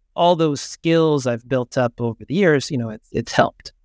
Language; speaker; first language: English; native; English